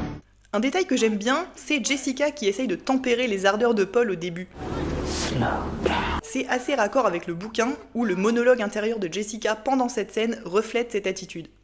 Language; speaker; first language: French; native; French